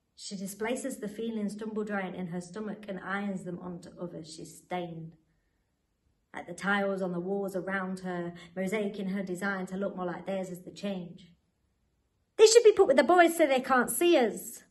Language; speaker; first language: English; native; English